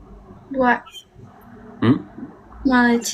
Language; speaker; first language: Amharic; non-native, learner; English